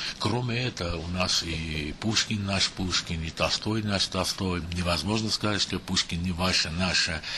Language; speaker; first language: Russian; non-native, local second language; Armenian